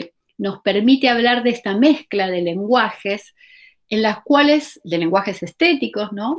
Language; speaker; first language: Spanish; native; Spanish